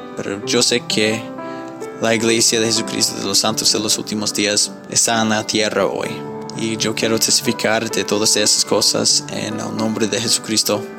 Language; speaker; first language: Spanish; non-native, fluent; English